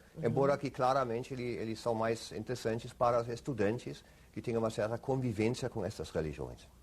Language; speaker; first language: Portuguese; non-native, fluent; German